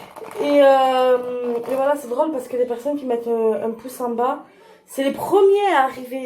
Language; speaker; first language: French; native; French